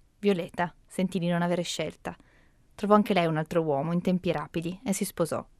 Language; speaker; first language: Italian; native; Italian